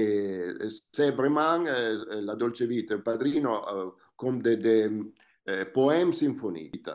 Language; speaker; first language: French; non-native, fluent; Italian